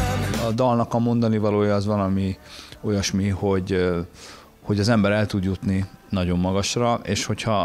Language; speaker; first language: Hungarian; native; Hungarian